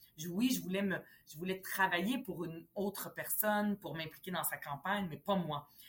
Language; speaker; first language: French; early bilingual, other home language; Arabic